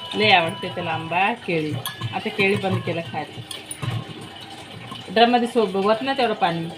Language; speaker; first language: Marathi; non-native, local second language; Kannada